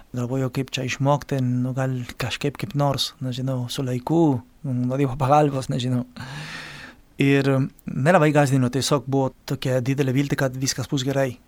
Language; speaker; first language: Lithuanian; non-native, fluent; Spanish